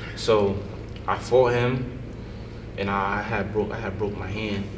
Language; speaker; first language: English; native; English